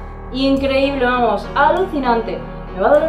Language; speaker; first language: Spanish; native; Spanish